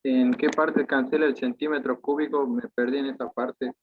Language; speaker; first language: Spanish; native; Spanish